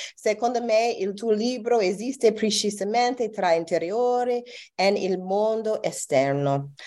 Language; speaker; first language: Italian; non-native, learner; English